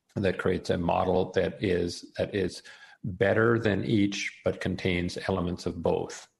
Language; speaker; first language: English; native; English